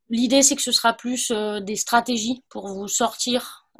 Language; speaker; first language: French; native; French